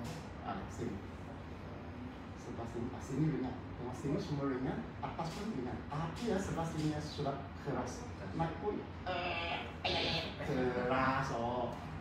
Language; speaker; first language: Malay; non-native, local second language; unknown